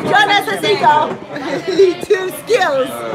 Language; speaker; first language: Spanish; non-native, learner; English